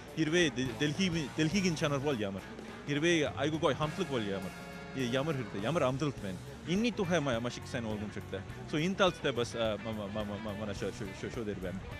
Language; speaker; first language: Mongolian; non-native, learner; English